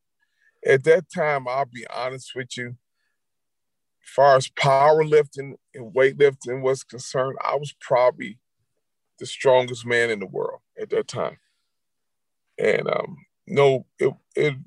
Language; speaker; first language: English; native; English